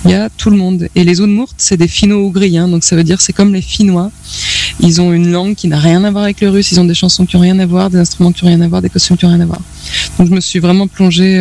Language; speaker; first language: French; native; French